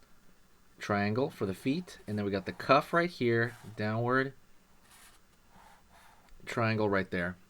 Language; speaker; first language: English; native; English